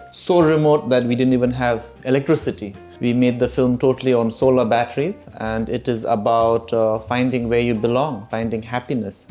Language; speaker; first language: English; non-native, fluent; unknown